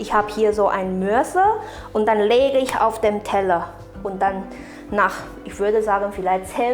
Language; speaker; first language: German; non-native, fluent; Chinese